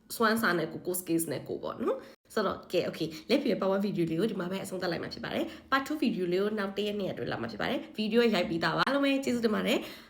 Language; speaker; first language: Burmese; native; Burmese